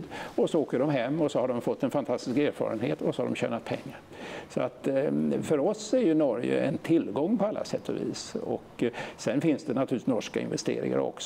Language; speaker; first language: Swedish; native; Swedish